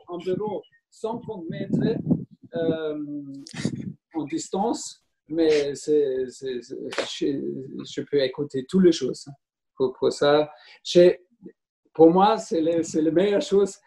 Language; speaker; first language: French; non-native, learner; German